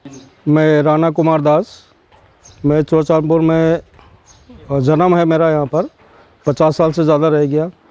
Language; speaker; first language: Hindi; non-native, local second language; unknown